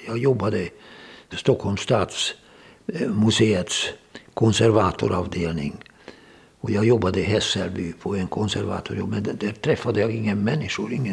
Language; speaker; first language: Swedish; non-native, fluent; Hungarian